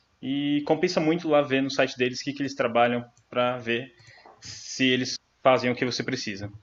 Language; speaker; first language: Portuguese; native; Portuguese